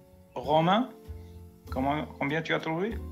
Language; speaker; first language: French; native; French